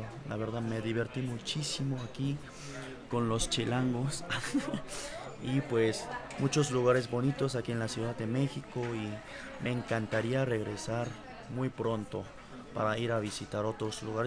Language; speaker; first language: Spanish; non-native, fluent; Korean